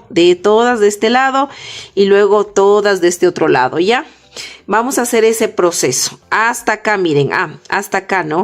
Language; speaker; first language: Spanish; native; Spanish